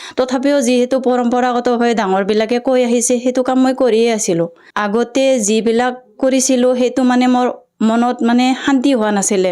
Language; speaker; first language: Assamese; non-native, local second language; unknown